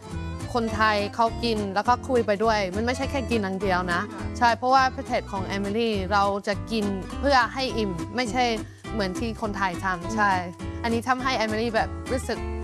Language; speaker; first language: Thai; non-native, fluent; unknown